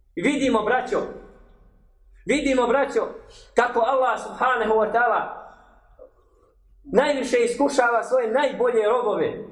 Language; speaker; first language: Bosnian; native; Bosnian